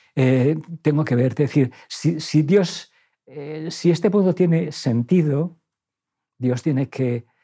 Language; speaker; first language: Spanish; native; Spanish